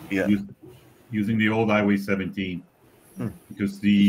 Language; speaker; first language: English; native; English